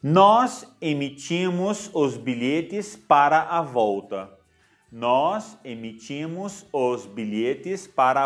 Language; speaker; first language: Portuguese; non-native, fluent; Arabic